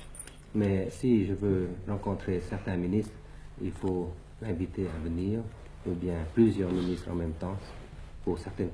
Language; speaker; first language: French; early bilingual, other home language; Thai